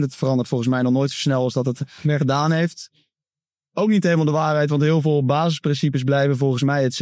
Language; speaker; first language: Dutch; native; Dutch